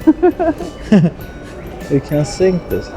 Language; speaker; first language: English; non-native, learner; Turkish